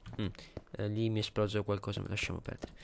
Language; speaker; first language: Italian; native; Italian